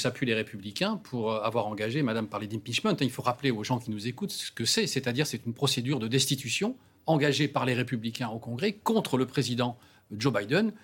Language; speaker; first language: French; native; French